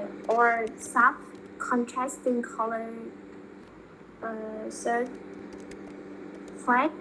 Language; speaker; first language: English; non-native, learner; Vietnamese